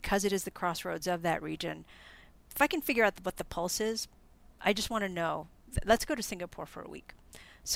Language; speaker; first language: English; non-native, local second language; Filipino